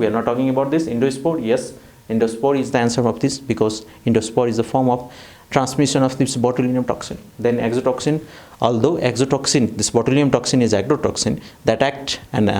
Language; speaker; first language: English; non-native, fluent; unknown